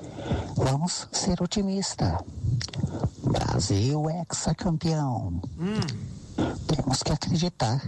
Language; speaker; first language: Portuguese; non-native, learner; Italian